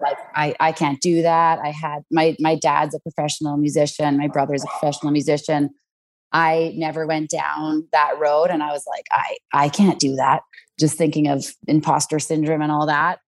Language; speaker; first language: English; native; English